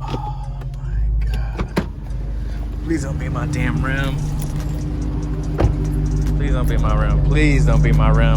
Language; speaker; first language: English; native; English